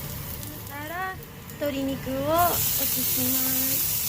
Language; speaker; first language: Japanese; non-native, fluent; Filipino